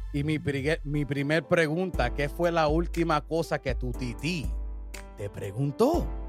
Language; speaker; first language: Spanish; early bilingual, heritage; Spanish